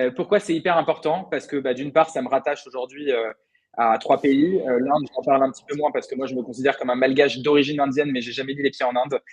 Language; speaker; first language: French; native; French